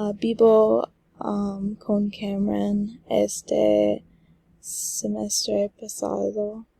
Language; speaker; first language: Spanish; non-native, learner; English